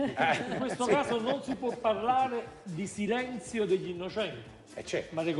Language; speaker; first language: Italian; native; Italian